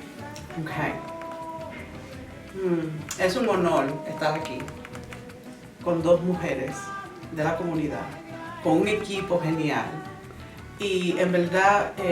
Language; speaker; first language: Spanish; early bilingual, other home language; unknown